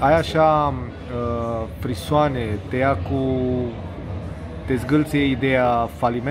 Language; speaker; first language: Romanian; native; Romanian